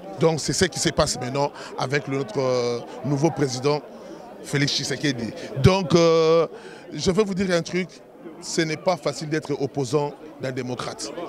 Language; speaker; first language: French; non-native, local second language; Lingala